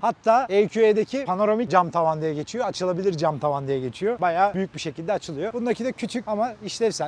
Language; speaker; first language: Turkish; native; Turkish